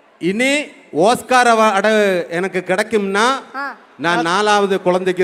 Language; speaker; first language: Tamil; non-native, learner; Malayalam